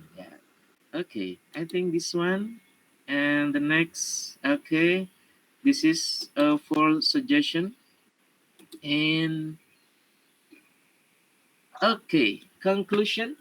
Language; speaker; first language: English; non-native, learner; Indonesian